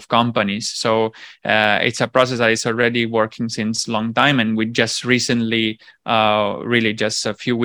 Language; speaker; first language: English; non-native, fluent; Italian